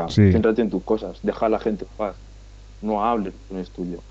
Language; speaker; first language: Spanish; native; Spanish